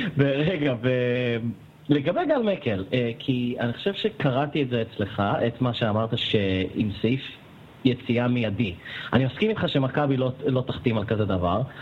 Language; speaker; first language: Hebrew; native; Hebrew